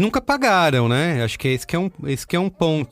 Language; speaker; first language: Portuguese; native; Portuguese